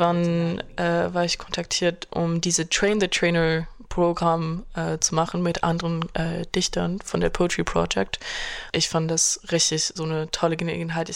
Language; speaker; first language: German; non-native, fluent; French